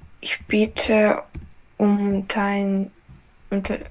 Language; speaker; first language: German; non-native, learner; Ukrainian